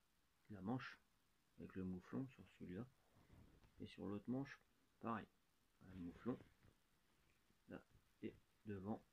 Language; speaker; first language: French; native; French